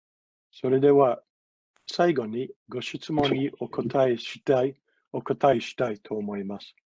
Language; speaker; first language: Japanese; non-native, fluent; English